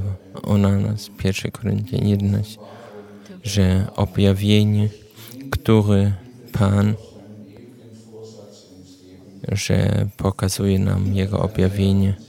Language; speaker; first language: Polish; non-native, learner; German